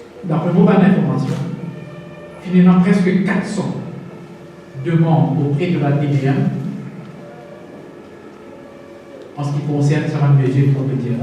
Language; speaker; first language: French; non-native, local second language; Morisyen